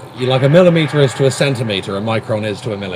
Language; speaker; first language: English; native; English